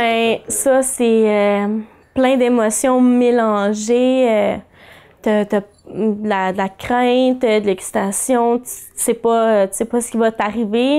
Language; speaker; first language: French; native; French